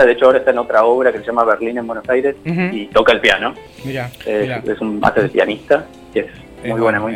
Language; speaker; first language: Spanish; native; Spanish